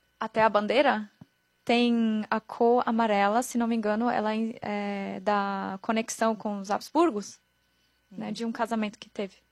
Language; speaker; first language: Portuguese; non-native, fluent; German